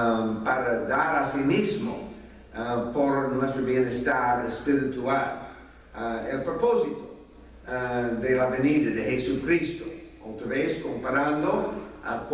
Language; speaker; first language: Spanish; non-native, fluent; English